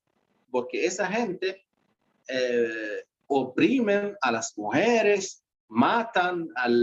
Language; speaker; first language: Spanish; non-native, fluent; Arabic